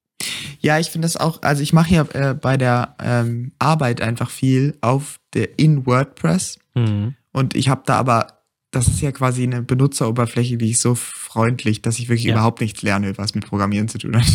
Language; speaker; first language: German; native; German